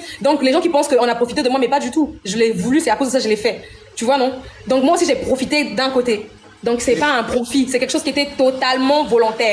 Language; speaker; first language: French; non-native, local second language; Lingala